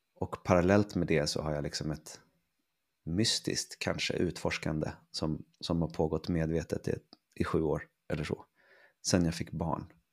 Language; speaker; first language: Swedish; native; Swedish